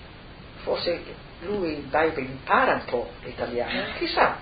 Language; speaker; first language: Italian; non-native, local second language; Friulian